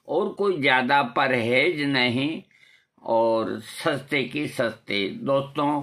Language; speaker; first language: Hindi; non-native, local second language; Marwari